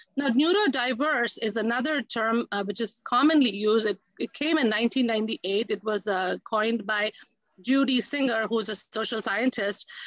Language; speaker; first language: English; non-native, local second language; Tamil